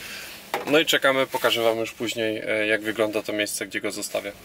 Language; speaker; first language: Polish; native; Polish